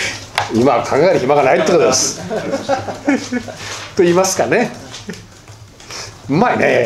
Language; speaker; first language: Japanese; native; Japanese